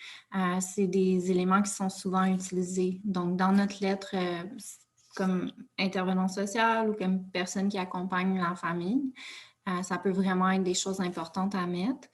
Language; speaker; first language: French; native; French